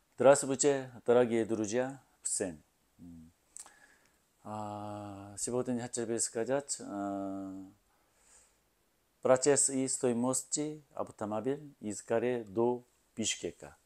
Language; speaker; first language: Russian; non-native, learner; Korean